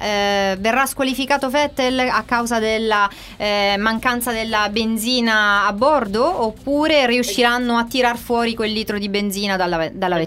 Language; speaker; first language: Italian; native; Italian